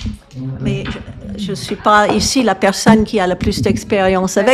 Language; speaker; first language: French; non-native, fluent; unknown